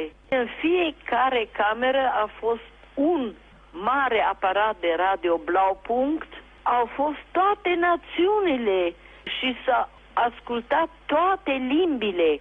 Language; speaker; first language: Romanian; non-native, local second language; German